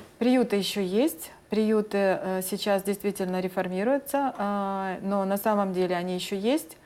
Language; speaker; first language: Russian; native; Russian